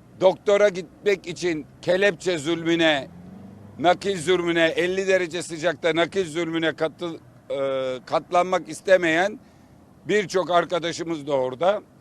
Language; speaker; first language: Turkish; native; Turkish